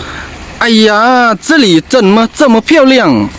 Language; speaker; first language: Chinese; non-native, learner; Lao